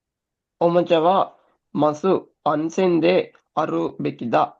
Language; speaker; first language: Japanese; non-native, learner; Sinhala